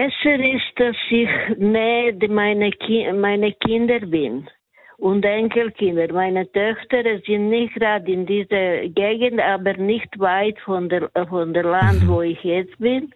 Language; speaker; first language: German; non-native, fluent; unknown